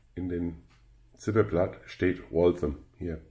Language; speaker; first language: German; non-native, fluent; English